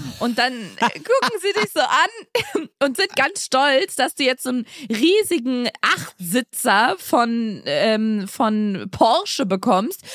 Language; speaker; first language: German; native; German